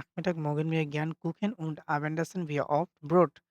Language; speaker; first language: German; non-native, fluent; Bangla